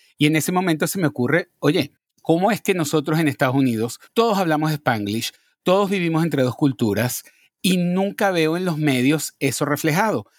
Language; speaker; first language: Spanish; native; Spanish